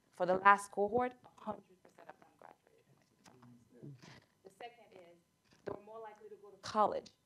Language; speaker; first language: English; early bilingual, other home language; Haitian Creole